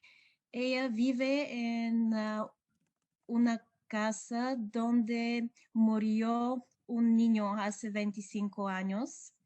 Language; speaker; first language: Spanish; non-native, learner; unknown